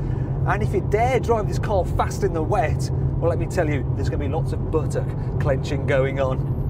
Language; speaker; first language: English; native; English